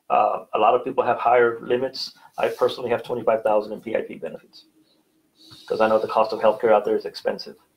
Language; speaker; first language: English; native; English